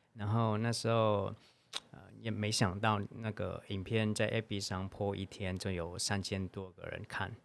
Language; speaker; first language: Chinese; non-native, fluent; Vietnamese